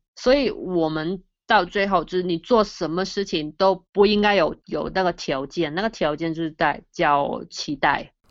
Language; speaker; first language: Chinese; non-native, fluent; Cantonese